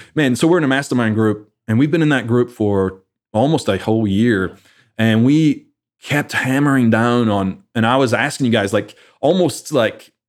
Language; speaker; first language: English; native; English